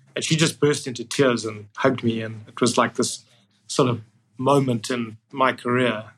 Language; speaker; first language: English; native; English